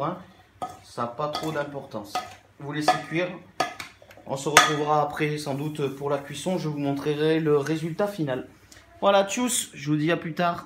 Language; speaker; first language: French; native; French